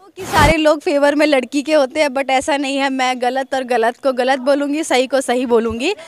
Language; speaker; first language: Hindi; native; Hindi